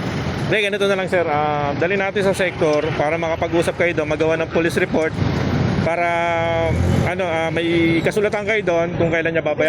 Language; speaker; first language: Filipino; native; Filipino